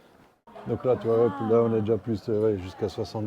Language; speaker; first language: French; native; French